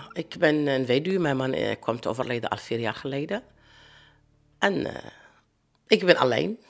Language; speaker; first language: Dutch; non-native, fluent; Arabic